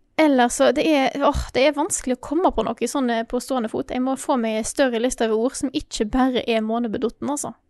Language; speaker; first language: Norwegian; native; Norwegian